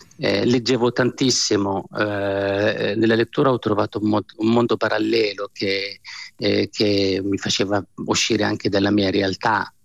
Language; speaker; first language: Italian; non-native, fluent; Arabic